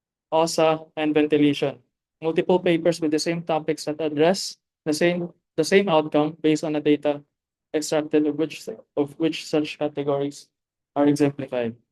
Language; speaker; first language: English; non-native, local second language; Filipino